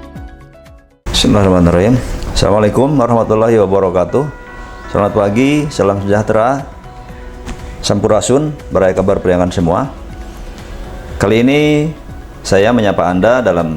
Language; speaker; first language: Indonesian; native; Indonesian